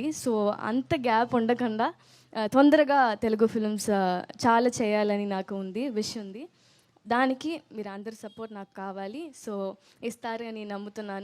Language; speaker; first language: Telugu; non-native, learner; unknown